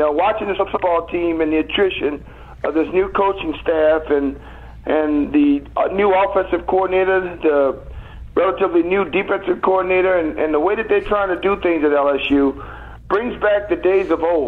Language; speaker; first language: English; native; English